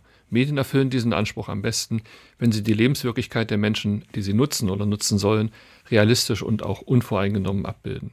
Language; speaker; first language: German; native; German